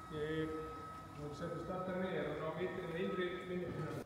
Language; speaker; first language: Icelandic; native; Icelandic